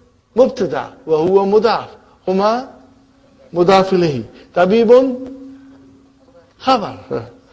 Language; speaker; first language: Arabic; non-native, fluent; English